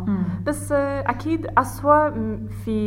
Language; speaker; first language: Arabic; non-native, learner; English